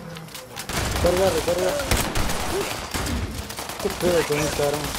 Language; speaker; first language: Spanish; native; Spanish